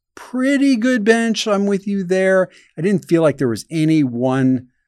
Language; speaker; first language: English; native; English